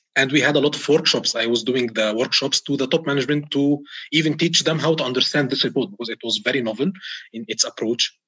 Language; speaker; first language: English; non-native, fluent; Arabic